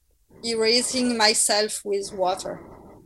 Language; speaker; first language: English; non-native, fluent; French